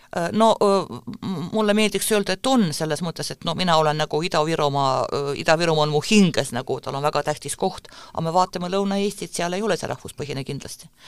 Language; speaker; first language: Estonian; non-native, local second language; Russian